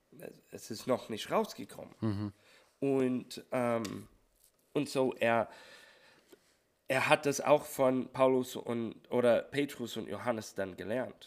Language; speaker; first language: German; non-native, learner; English